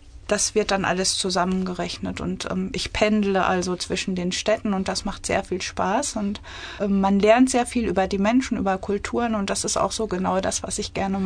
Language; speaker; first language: German; native; German